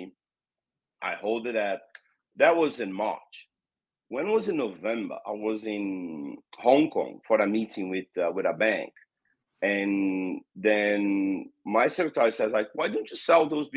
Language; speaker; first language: English; non-native, fluent; Portuguese